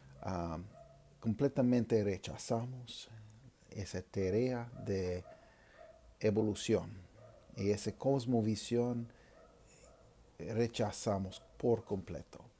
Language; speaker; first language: Spanish; non-native, fluent; English